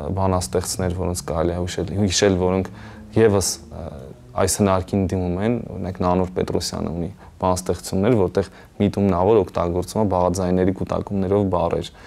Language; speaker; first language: Armenian; native; Armenian